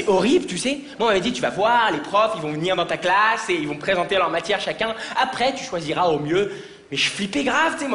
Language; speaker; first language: French; native; French